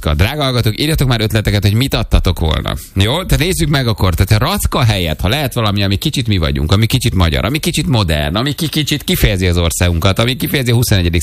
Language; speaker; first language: Hungarian; native; Hungarian